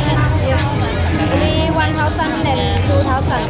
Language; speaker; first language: English; non-native, learner; Thai